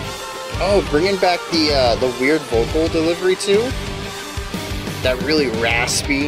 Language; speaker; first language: English; native; English